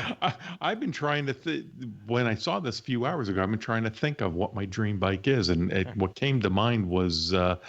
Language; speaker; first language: English; native; English